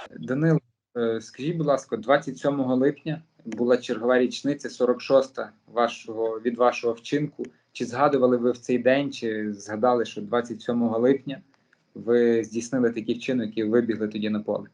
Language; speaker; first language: Ukrainian; native; Ukrainian